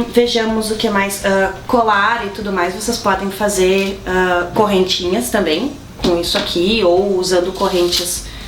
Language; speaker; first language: Portuguese; native; Portuguese